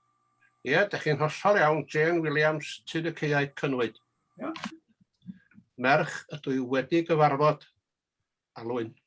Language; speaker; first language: Welsh; native; Welsh